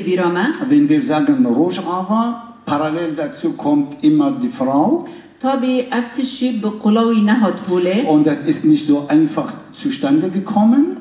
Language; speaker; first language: German; non-native, fluent; Kurdish